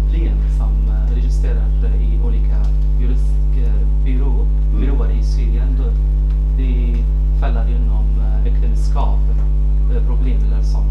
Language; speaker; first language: Swedish; non-native, fluent; Arabic